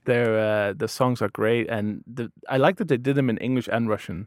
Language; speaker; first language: English; non-native, fluent; Danish